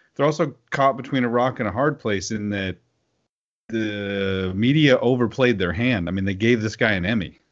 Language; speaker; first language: English; native; English